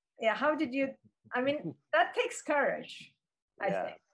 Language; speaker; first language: English; non-native, fluent; Turkish